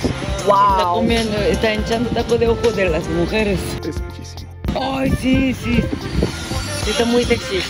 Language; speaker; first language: Spanish; non-native, fluent; Korean